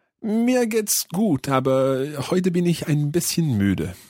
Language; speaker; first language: German; non-native, learner; English